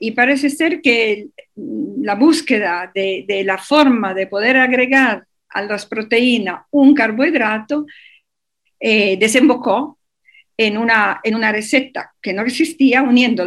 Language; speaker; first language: Spanish; native; Spanish